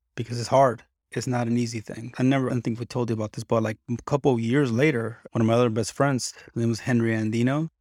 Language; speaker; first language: English; early bilingual, other home language; Spanish